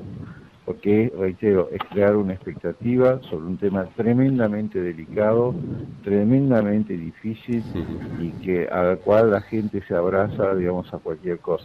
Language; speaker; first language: Spanish; native; Spanish